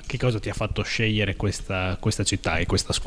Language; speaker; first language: Italian; native; Italian